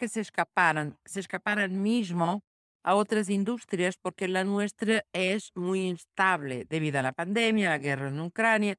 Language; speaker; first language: Spanish; non-native, fluent; Portuguese